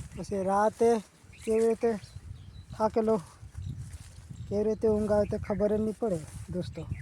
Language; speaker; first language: Gujarati; non-native, local second language; Rathawi